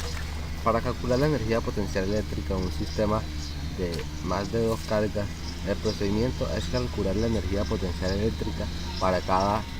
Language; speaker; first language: Spanish; native; Spanish